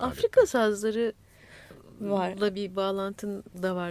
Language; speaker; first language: Turkish; native; Turkish